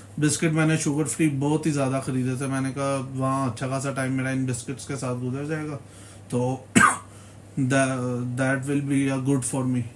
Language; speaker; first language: Urdu; non-native, local second language; Punjabi